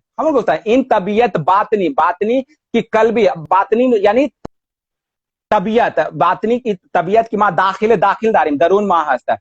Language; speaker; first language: Persian; non-native, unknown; Hindi